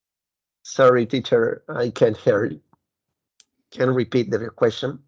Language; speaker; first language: English; non-native, learner; Spanish